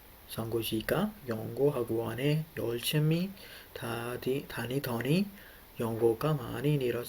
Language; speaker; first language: Korean; non-native, fluent; Urdu